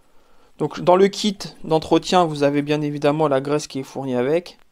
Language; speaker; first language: French; native; French